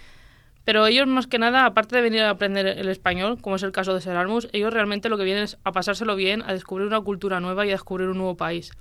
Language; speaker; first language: Spanish; native; Spanish